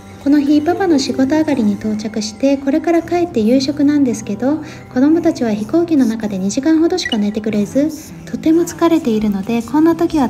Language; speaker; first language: Japanese; native; Japanese